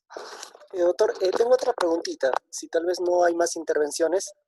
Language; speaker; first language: Spanish; native; Spanish